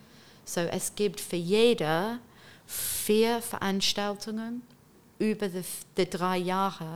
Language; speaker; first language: German; non-native, fluent; English